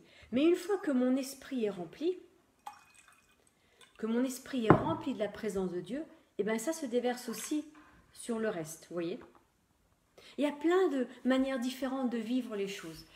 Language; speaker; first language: French; native; French